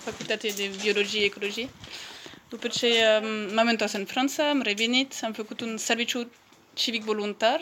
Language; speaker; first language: Romanian; non-native, fluent; French